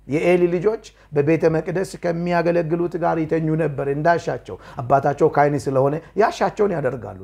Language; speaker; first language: Amharic; non-native, local second language; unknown